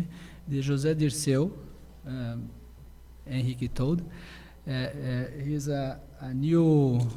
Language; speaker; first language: English; non-native, learner; Portuguese